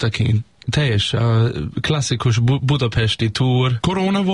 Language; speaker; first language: Hungarian; non-native, learner; Danish